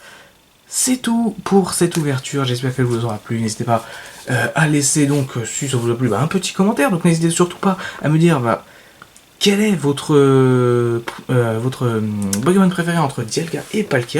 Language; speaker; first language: French; native; French